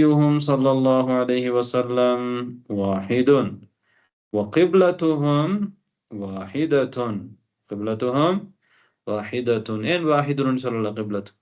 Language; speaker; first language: Arabic; non-native, fluent; Tamil